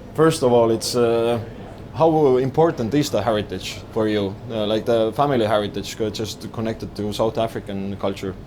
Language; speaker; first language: English; non-native, fluent; Estonian